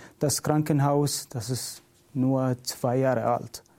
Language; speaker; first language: German; non-native, learner; Syriac